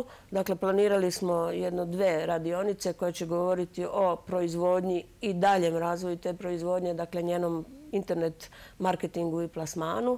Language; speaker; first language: Serbian; native; Serbian